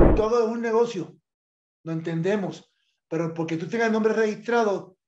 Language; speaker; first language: Spanish; native; Spanish